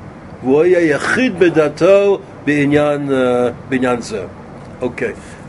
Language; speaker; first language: Hebrew; non-native, fluent; English